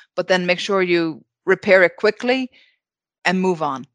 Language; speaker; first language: English; native; English